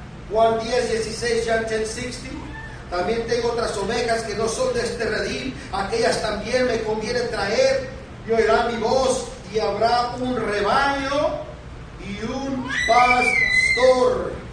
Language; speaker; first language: Spanish; native; Spanish